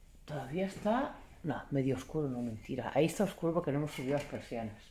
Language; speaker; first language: Spanish; native; Spanish